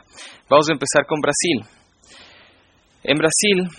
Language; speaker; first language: Spanish; native; Spanish